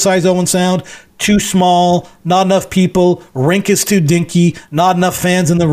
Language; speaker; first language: English; native; English